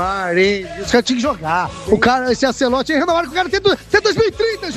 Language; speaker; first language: Portuguese; native; Portuguese